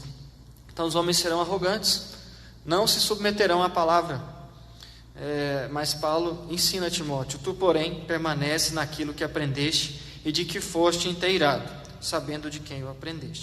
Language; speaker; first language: Portuguese; native; Portuguese